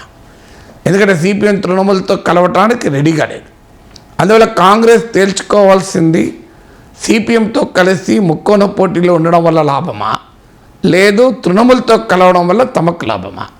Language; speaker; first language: Telugu; native; Telugu